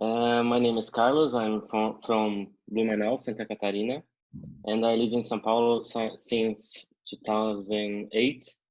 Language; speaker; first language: English; non-native, learner; Portuguese